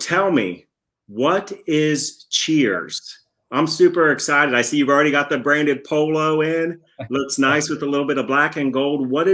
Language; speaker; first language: English; native; English